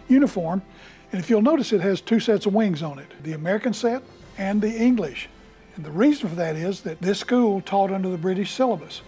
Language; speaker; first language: English; native; English